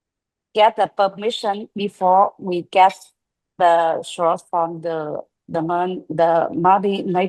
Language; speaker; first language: English; non-native, learner; Vietnamese